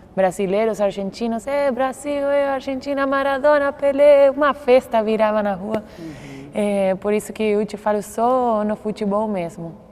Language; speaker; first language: Portuguese; non-native, fluent; Spanish